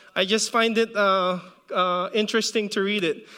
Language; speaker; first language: English; non-native, local second language; Filipino